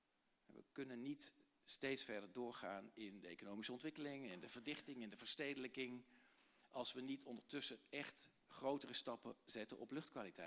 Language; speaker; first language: Dutch; native; Dutch